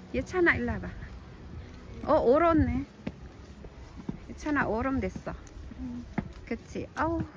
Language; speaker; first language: Korean; non-native, fluent; Cebuano